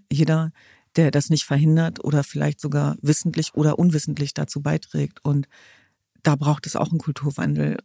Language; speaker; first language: German; early bilingual, other home language; Kurdish